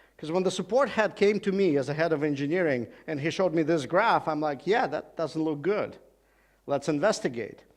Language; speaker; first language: English; non-native, fluent; Russian